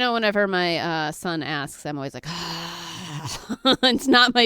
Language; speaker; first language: English; native; English